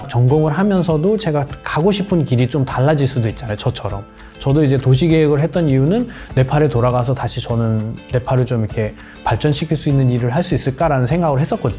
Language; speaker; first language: Korean; non-native, fluent; Nepali